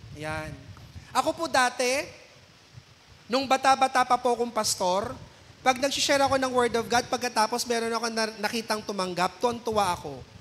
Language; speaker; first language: Filipino; native; Filipino